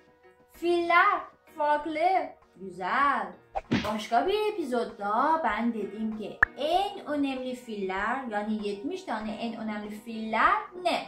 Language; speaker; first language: Turkish; non-native, fluent; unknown